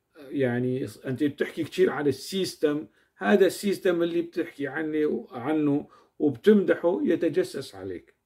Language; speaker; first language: Arabic; non-native, local second language; Kurdish